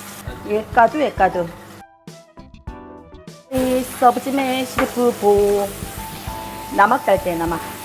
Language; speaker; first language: Hindi; non-native, learner; Korean